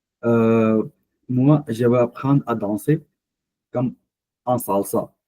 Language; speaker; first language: French; non-native, fluent; Hindi